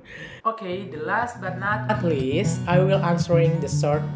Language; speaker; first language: English; non-native, learner; Indonesian